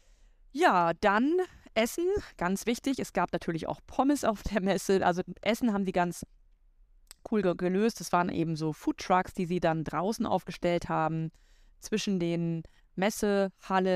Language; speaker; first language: German; native; German